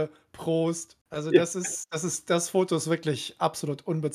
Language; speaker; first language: German; native; German